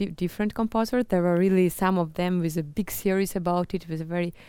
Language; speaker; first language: English; non-native, fluent; Russian